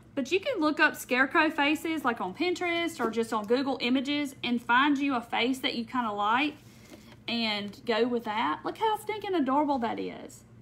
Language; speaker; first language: English; native; English